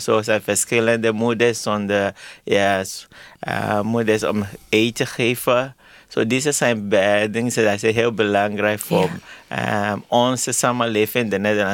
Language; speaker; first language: Dutch; non-native, learner; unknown